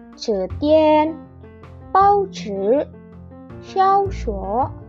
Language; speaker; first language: Chinese; non-native, learner; Indonesian